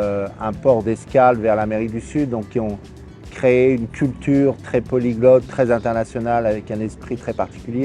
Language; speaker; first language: French; native; French